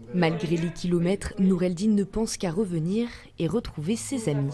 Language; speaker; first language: French; native; French